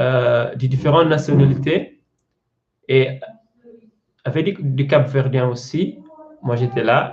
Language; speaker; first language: French; non-native, learner; Portuguese